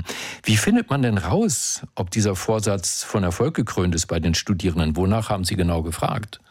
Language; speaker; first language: German; native; German